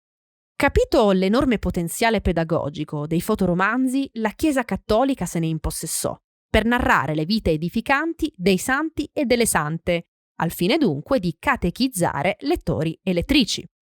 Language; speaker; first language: Italian; native; Italian